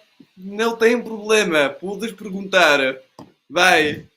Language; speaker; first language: Portuguese; non-native, fluent; Italian